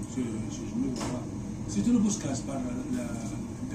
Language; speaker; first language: Spanish; non-native, fluent; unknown